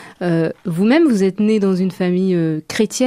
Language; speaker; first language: French; native; French